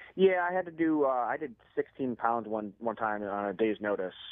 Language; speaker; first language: English; native; English